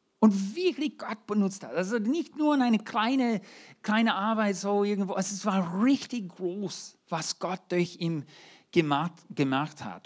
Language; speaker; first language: German; non-native, fluent; English